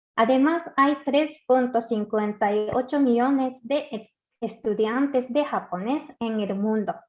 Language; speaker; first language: Spanish; non-native, fluent; Japanese